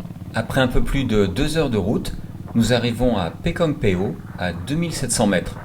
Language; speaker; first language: French; native; French